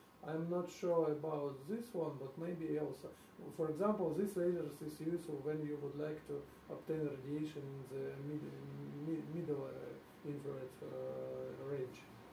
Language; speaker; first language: English; non-native, fluent; Russian